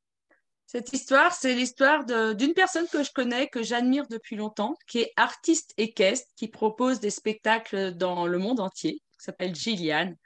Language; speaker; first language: French; native; French